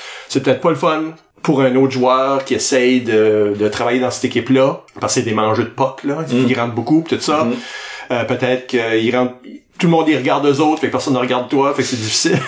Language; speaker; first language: French; native; French